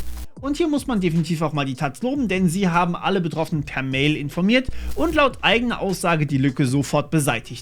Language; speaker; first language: German; native; German